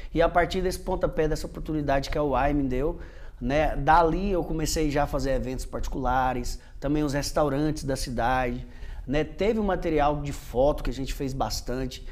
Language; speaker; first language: Portuguese; native; Portuguese